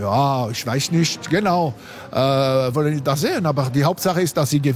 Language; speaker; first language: German; non-native, local second language; French